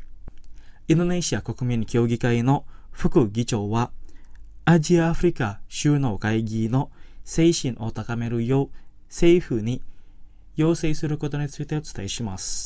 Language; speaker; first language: Japanese; non-native, fluent; Indonesian